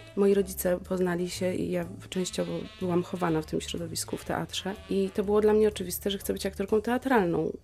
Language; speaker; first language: Polish; native; Polish